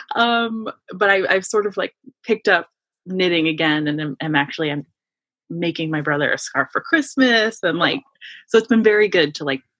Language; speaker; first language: English; early bilingual, other home language; Yoruba